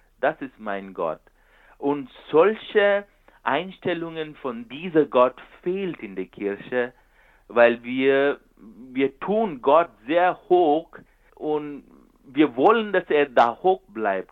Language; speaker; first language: German; non-native, fluent; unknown